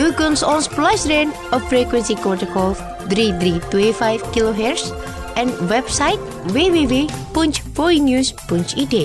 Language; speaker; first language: Dutch; non-native, fluent; Indonesian